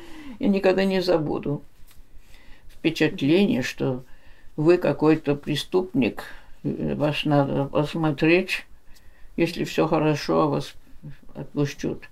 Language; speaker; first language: Russian; early bilingual, heritage; Russian